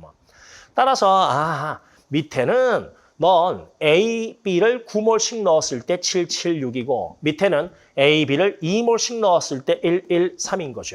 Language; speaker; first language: Korean; native; Korean